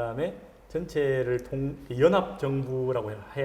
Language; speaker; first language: Korean; native; Korean